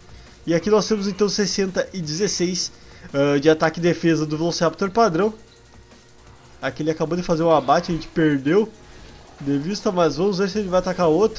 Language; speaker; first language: Portuguese; native; Portuguese